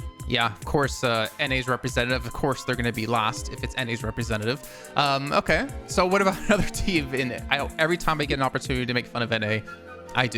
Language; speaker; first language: English; native; English